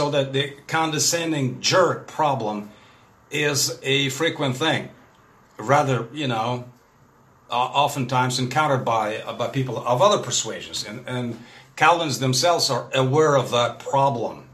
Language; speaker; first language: English; non-native, fluent; Russian